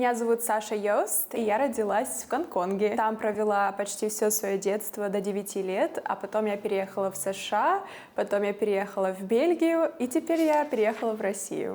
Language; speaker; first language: Russian; non-native, fluent; English